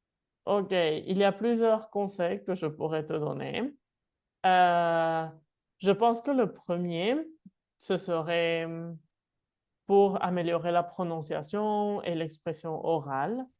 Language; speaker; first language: French; non-native, fluent; Spanish